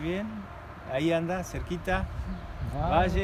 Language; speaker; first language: Spanish; native; Spanish